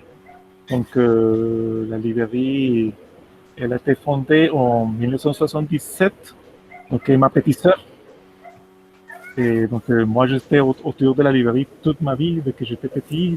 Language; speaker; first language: French; non-native, fluent; Spanish